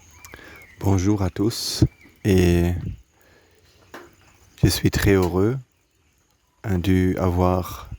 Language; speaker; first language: French; non-native, learner; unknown